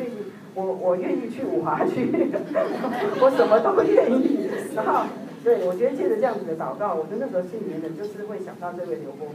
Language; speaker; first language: Chinese; native; Chinese